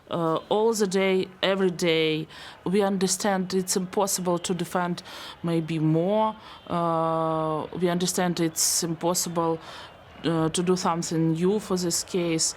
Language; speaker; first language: English; non-native, learner; Belarusian